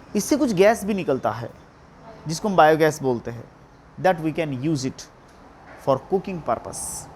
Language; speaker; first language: Hindi; non-native, local second language; Marathi